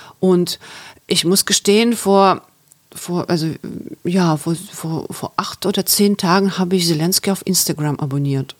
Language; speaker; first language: German; non-native, fluent; Ukrainian